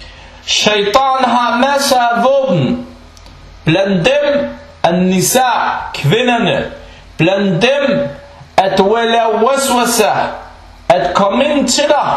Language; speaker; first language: Danish; non-native, fluent; Arabic